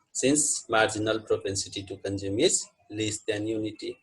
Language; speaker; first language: English; non-native, local second language; Nepali